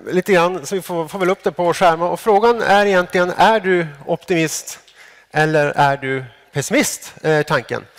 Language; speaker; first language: Swedish; native; Swedish